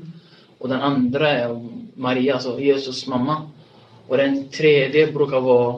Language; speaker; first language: Swedish; non-native, fluent; Tigrinya